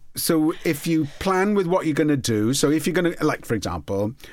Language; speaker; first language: English; native; English